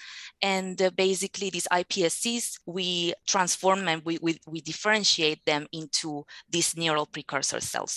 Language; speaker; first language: English; non-native, fluent; Spanish